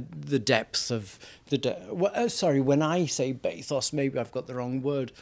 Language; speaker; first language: English; native; English